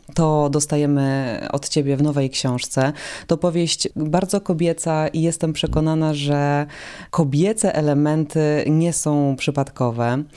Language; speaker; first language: Polish; native; Polish